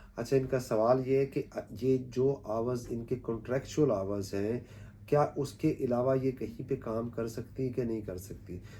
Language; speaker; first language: Urdu; native; Urdu